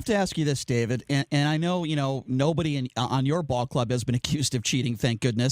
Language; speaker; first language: English; native; English